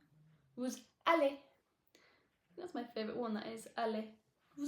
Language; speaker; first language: French; non-native, learner; English